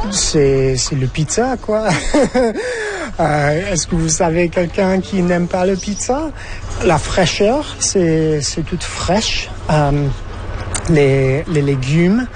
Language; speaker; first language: French; non-native, fluent; English